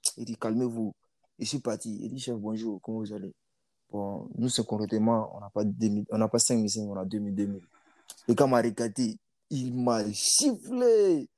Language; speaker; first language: French; non-native, local second language; Mossi